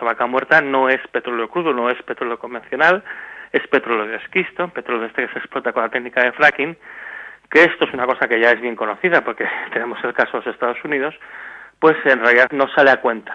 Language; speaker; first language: Spanish; native; Spanish